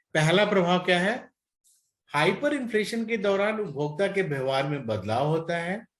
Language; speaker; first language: Hindi; native; Hindi